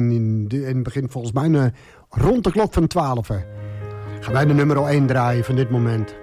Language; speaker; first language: Dutch; native; Dutch